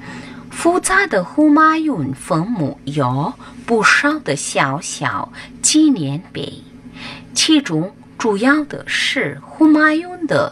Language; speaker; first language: Chinese; non-native, fluent; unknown